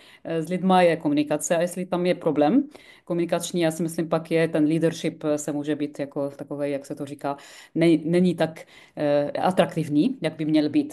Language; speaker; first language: Czech; non-native, fluent; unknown